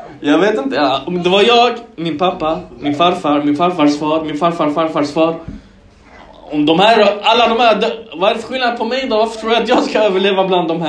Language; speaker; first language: Swedish; early bilingual, other home language; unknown